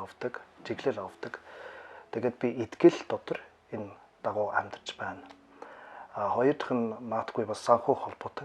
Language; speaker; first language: Mongolian; non-native, learner; German